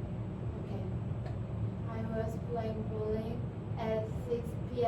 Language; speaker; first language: English; non-native, learner; Korean